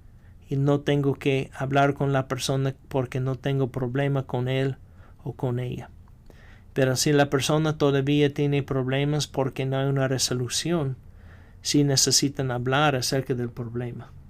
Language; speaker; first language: Spanish; non-native, fluent; English